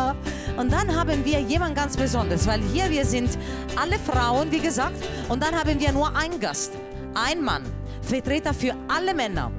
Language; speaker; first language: German; non-native, fluent; Italian